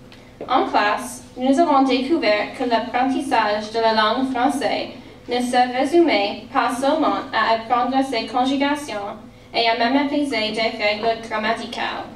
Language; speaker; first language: French; non-native, local second language; English